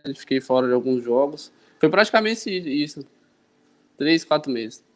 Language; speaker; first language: Portuguese; native; Portuguese